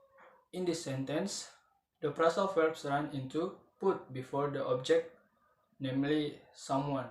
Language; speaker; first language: English; non-native, learner; Indonesian